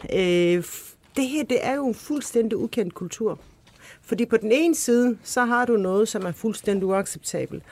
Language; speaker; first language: Danish; early bilingual, other home language; Turkish